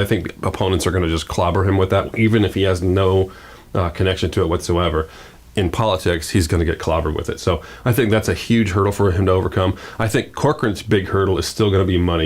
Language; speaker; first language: English; native; English